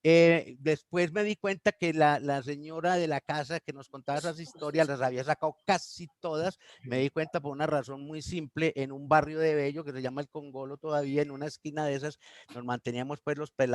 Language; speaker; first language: Spanish; native; Spanish